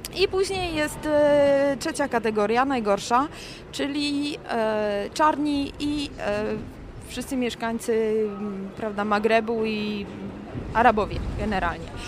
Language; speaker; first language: Polish; native; Polish